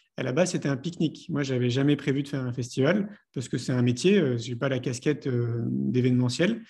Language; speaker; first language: French; native; French